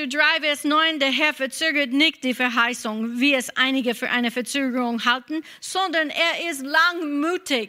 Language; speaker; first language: German; non-native, fluent; English